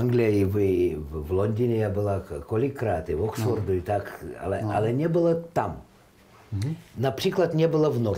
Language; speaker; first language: Czech; non-native, learner; Russian